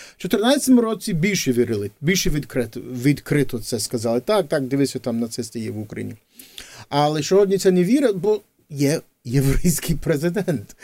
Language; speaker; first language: Ukrainian; early bilingual, heritage; English